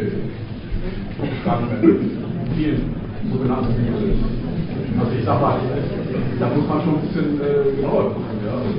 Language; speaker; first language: German; native; German